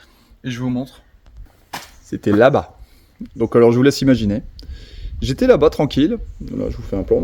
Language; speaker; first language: French; native; French